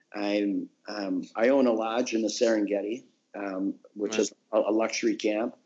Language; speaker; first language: English; native; English